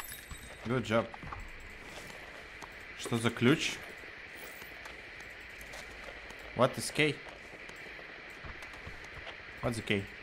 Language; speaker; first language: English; non-native, learner; Russian